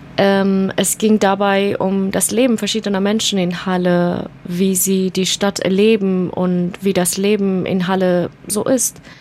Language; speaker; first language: German; native; German